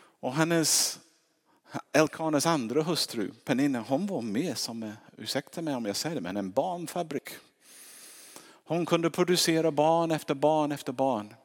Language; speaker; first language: Swedish; non-native, fluent; English